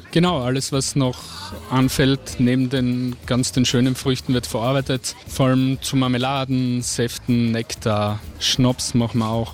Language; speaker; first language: German; native; German